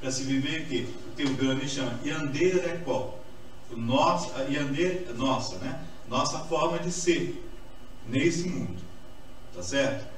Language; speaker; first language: Portuguese; native; Portuguese